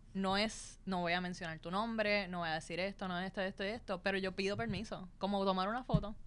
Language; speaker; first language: Spanish; native; Spanish